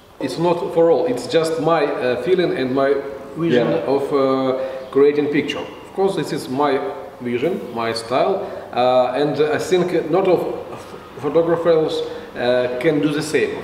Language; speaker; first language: English; non-native, fluent; Russian